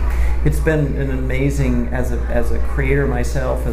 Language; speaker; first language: English; native; English